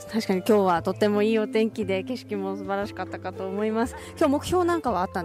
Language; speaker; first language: Japanese; native; Japanese